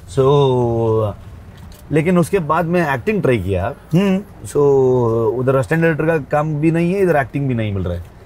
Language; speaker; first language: Hindi; non-native, local second language; Kannada